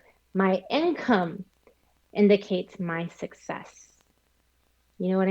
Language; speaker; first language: English; early bilingual, other home language; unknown